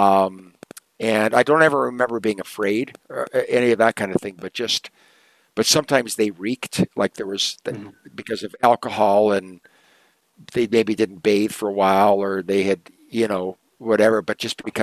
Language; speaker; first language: English; native; English